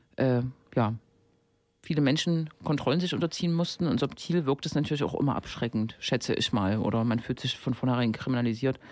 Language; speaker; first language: German; native; German